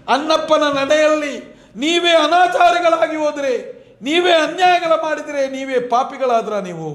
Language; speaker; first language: Kannada; non-native, local second language; Tulu